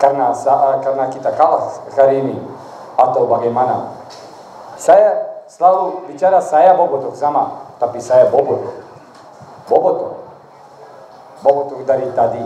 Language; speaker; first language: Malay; non-native, learner; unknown